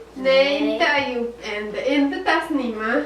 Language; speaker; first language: Swedish; non-native, fluent; Uzbek